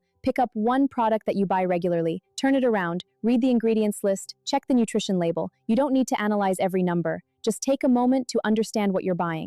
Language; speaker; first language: English; non-native, fluent; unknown